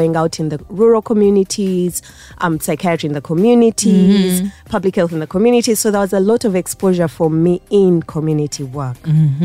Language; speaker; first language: English; non-native, local second language; Ganda